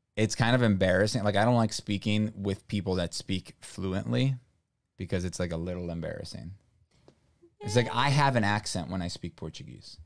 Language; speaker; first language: English; non-native, fluent; Portuguese